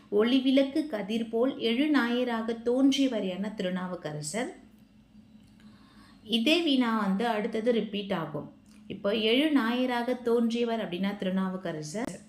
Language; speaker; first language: Tamil; native; Tamil